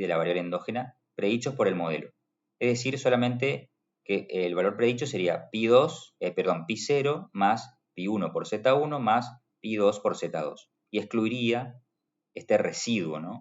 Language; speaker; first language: Spanish; native; Spanish